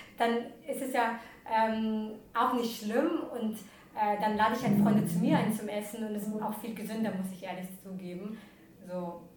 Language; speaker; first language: German; early bilingual, other home language; Russian